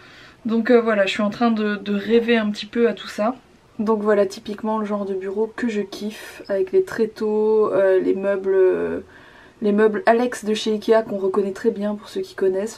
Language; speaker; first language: French; native; French